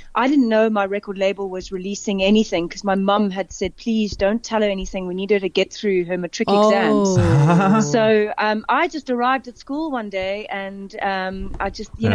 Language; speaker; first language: English; native; English